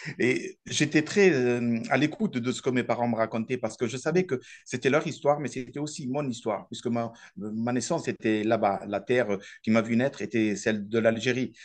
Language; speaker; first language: French; early bilingual, other home language; Arabic